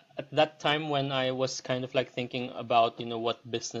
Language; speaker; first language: English; non-native, local second language; Filipino